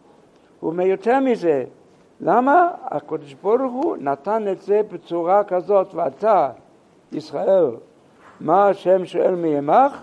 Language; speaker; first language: Hebrew; non-native, fluent; English